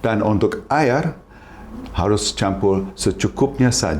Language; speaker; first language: Indonesian; non-native, fluent; English